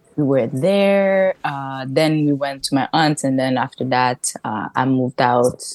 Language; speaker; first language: English; early bilingual, other home language; French